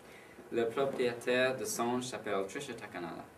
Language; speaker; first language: French; non-native, learner; English